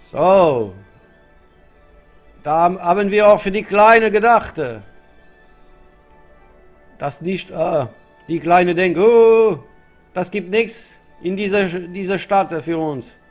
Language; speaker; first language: German; non-native, learner; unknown